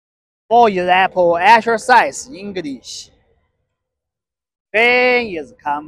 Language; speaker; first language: English; non-native, learner; Chinese